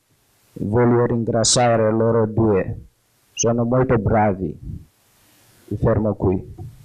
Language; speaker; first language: Italian; non-native, learner; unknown